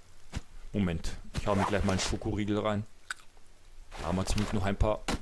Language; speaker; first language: German; native; German